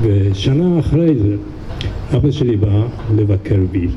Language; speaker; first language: Hebrew; non-native, fluent; Japanese